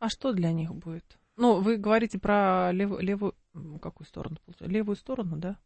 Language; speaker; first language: Russian; native; Russian